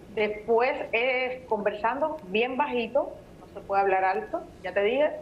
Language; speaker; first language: Spanish; native; Spanish